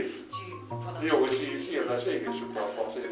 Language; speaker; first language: French; non-native, fluent; English